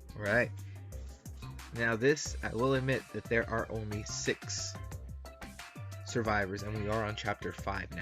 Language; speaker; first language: English; native; English